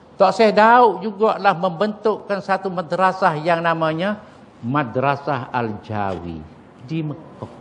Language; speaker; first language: Malay; native; Malay